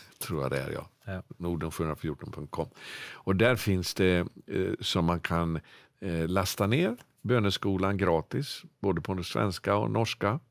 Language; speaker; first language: Swedish; native; Swedish